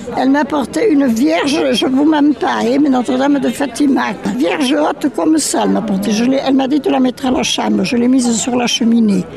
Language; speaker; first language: French; native; French